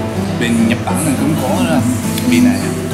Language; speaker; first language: Vietnamese; non-native, learner; Japanese